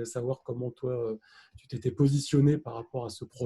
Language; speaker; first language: French; native; French